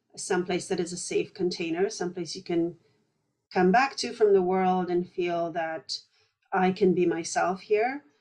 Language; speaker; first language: English; early bilingual, other home language; Polish